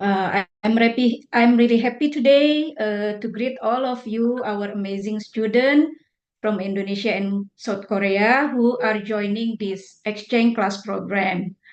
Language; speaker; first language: English; non-native, fluent; Indonesian